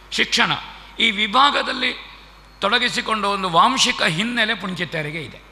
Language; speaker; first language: Kannada; native; Kannada